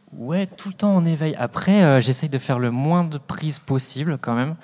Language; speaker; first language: French; native; French